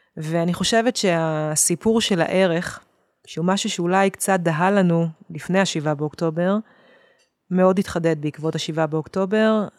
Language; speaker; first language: Hebrew; native; Hebrew